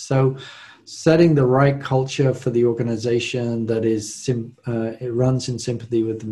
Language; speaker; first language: English; native; English